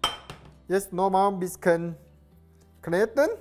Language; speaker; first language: German; non-native, learner; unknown